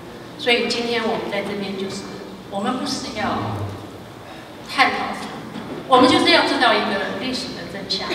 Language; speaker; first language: Chinese; non-native, local second language; Min Nan Chinese